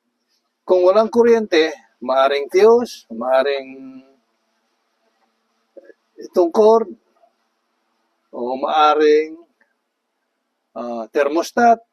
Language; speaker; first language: Filipino; native; Filipino